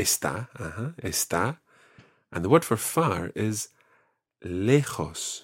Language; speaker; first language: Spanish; non-native, fluent; English